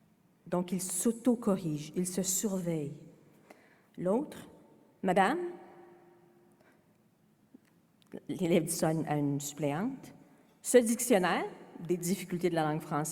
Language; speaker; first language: French; native; French